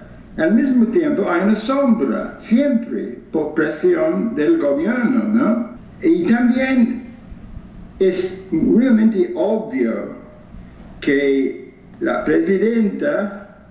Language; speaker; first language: Spanish; non-native, fluent; English